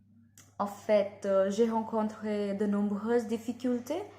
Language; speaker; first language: French; non-native, learner; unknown